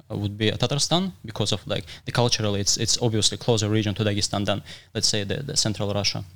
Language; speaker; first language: English; non-native, fluent; Russian